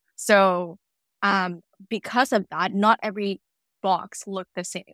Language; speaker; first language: English; non-native, fluent; Vietnamese